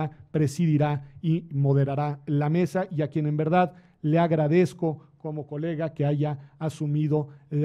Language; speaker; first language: Spanish; native; Spanish